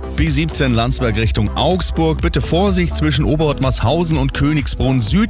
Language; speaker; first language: German; native; German